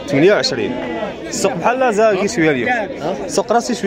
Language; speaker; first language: Arabic; native; Arabic